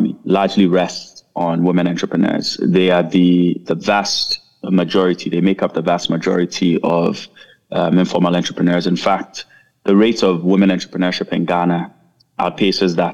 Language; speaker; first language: English; non-native, local second language; Akan